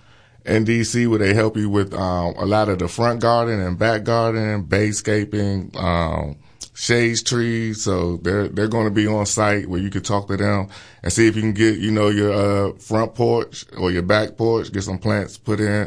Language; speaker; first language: English; native; English